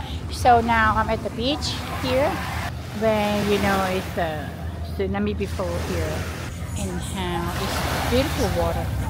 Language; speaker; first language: English; non-native, learner; Thai